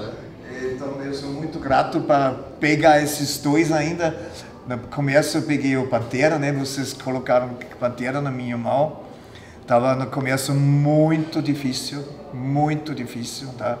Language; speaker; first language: Portuguese; non-native, fluent; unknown